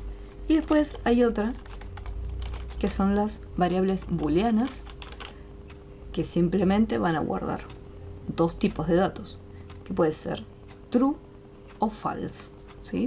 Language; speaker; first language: Spanish; native; Spanish